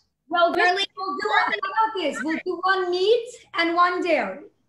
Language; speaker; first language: English; native; English